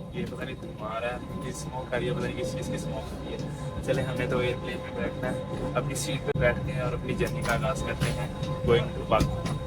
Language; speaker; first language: Urdu; non-native, local second language; Punjabi